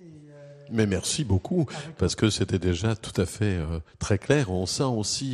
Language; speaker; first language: French; native; French